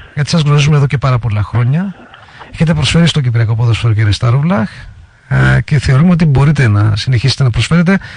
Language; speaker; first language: Greek; native; Greek